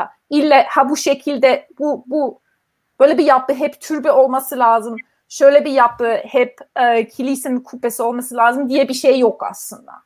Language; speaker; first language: Turkish; non-native, fluent; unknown